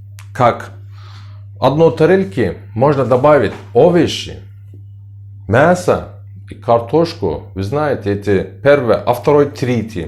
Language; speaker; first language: Russian; non-native, learner; Turkish